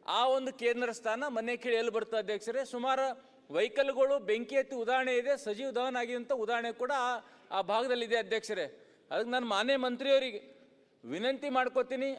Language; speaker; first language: Kannada; native; Kannada